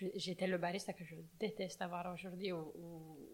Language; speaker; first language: French; non-native, fluent; Romanian